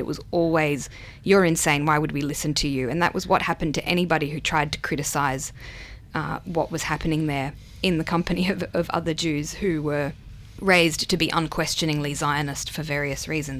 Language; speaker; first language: English; non-native, local second language; Hebrew